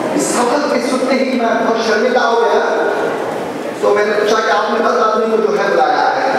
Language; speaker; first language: Hindi; non-native, local second language; Urdu